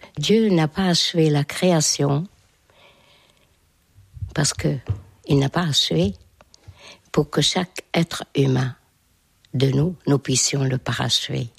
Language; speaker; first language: French; non-native, fluent; Hungarian